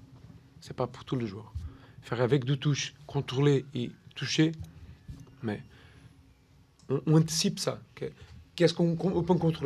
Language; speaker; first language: French; non-native, learner; Portuguese